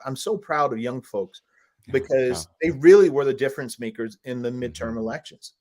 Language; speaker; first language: English; native; English